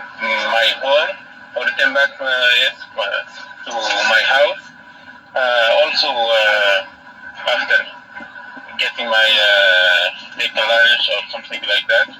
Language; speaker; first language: English; non-native, learner; Arabic